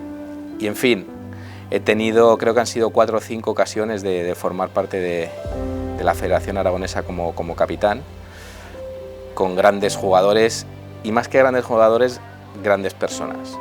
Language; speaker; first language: Spanish; native; Spanish